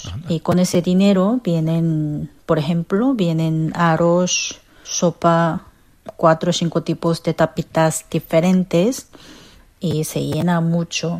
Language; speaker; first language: Spanish; non-native, fluent; Korean